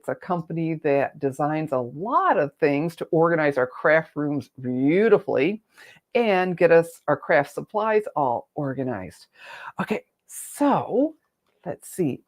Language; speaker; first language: English; native; English